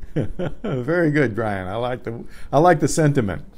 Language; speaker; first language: English; native; English